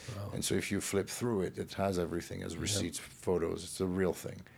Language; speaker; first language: English; early bilingual, other home language; French